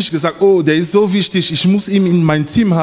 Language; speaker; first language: German; non-native, fluent; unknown